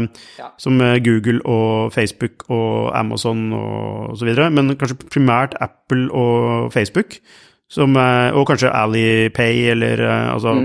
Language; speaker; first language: Norwegian; native; Norwegian